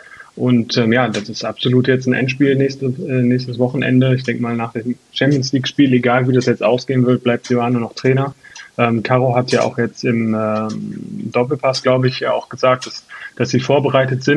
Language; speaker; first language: German; native; German